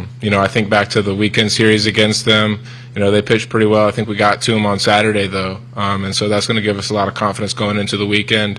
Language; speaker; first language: English; native; English